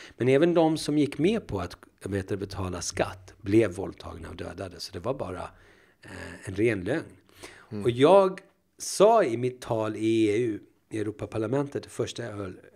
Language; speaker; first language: Swedish; early bilingual, other home language; Turoyo